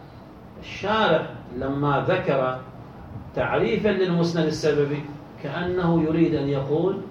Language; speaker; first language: Arabic; native; Arabic